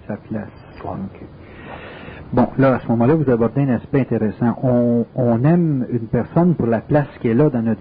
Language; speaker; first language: French; native; French